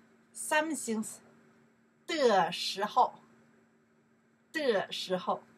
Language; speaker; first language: Chinese; non-native, learner; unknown